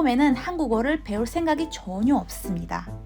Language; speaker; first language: Korean; non-native, learner; Indonesian